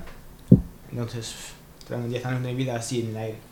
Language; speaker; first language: Spanish; non-native, learner; Arabic